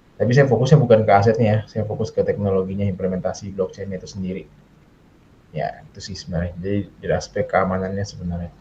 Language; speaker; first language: Indonesian; native; Indonesian